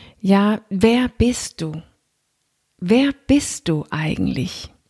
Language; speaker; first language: German; non-native, fluent; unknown